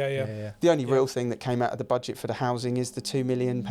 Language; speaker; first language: English; native; English